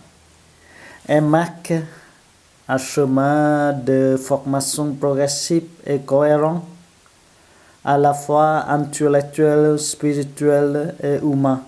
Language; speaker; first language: French; non-native, fluent; Vietnamese